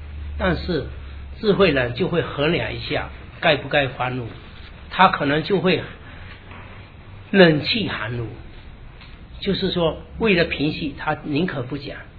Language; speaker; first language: Chinese; native; Chinese